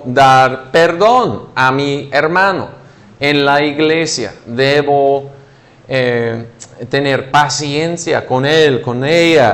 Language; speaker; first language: Spanish; non-native, fluent; English